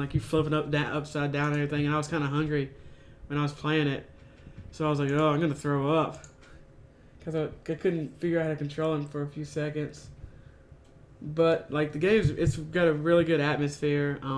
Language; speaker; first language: English; native; English